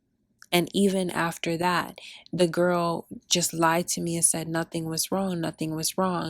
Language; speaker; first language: English; early bilingual, other home language; Spanish